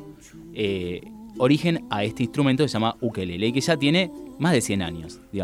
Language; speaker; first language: Spanish; native; Spanish